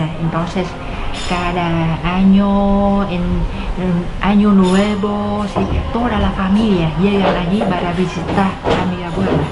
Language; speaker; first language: Spanish; non-native, learner; Vietnamese